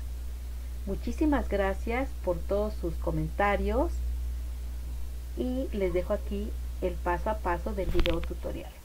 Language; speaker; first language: Spanish; native; Spanish